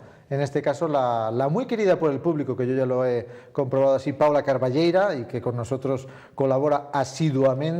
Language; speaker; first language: Spanish; native; Spanish